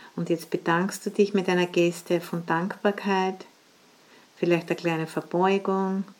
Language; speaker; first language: German; native; German